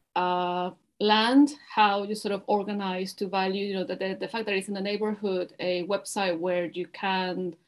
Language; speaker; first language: English; non-native, fluent; Spanish